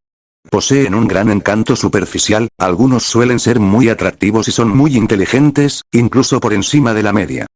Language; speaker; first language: Spanish; native; Spanish